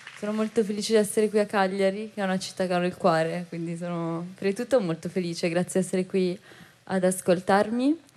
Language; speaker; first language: Italian; native; Italian